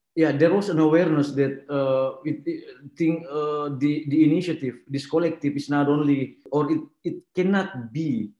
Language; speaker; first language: English; non-native, fluent; Indonesian